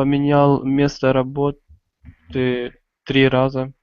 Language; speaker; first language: Russian; non-native, learner; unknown